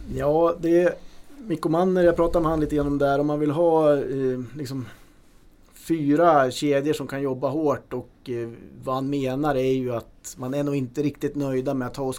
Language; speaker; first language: Swedish; native; Swedish